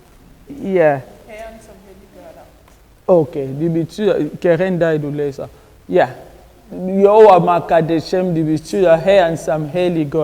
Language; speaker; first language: Swedish; non-native, fluent; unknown